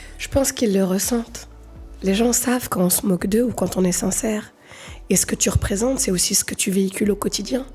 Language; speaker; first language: French; native; French